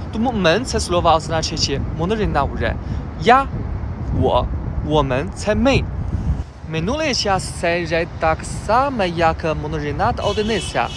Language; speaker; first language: Ukrainian; non-native, learner; Chinese